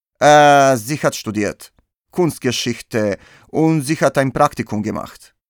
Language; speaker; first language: German; non-native, fluent; Serbian